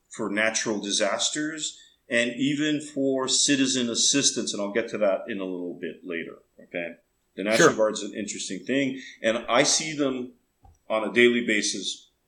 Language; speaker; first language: English; early bilingual, other home language; Spanish